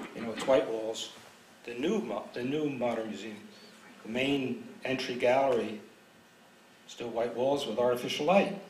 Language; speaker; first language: English; native; English